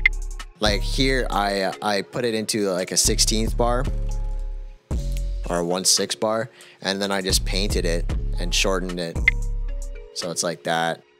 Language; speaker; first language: English; native; English